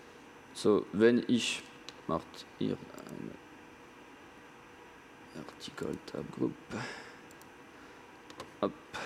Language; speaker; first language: German; non-native, learner; French